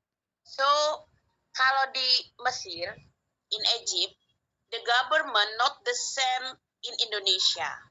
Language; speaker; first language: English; non-native, learner; Indonesian